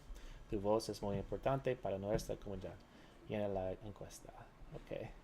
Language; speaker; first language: Spanish; non-native, learner; English